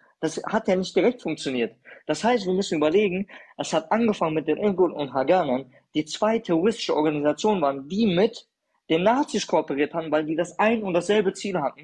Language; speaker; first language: German; early bilingual, other home language; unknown